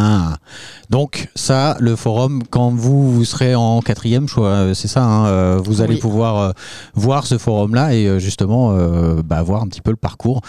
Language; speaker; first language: French; native; French